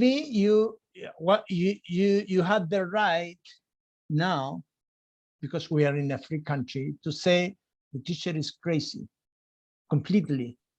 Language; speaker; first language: English; non-native, fluent; Spanish